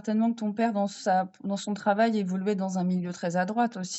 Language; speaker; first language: French; native; French